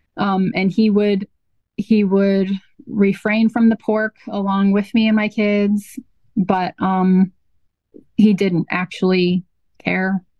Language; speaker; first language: English; native; English